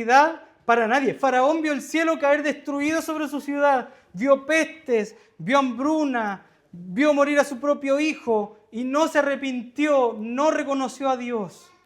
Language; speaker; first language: Spanish; native; Spanish